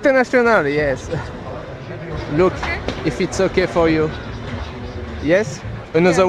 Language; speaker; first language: English; non-native, learner; French